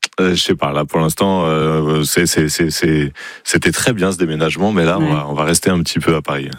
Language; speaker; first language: French; native; French